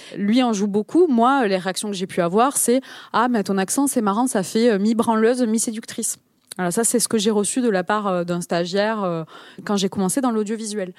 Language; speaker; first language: French; native; French